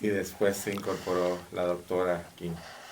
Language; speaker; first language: Spanish; native; Spanish